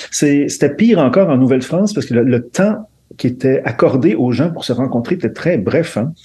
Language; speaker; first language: French; native; French